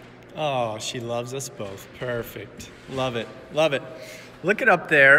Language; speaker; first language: English; native; English